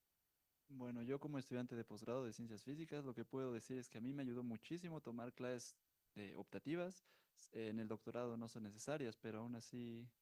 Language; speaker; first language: Spanish; native; Spanish